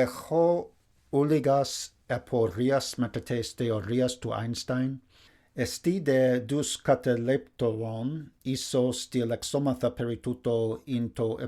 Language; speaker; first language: Greek; non-native, fluent; English